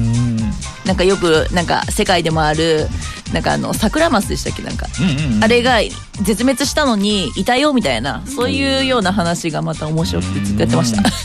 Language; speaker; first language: Japanese; native; Japanese